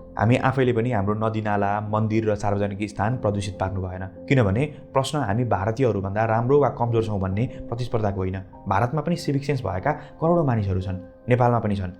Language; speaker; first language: Nepali; native; Nepali